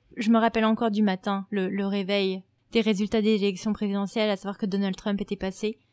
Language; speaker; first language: French; native; French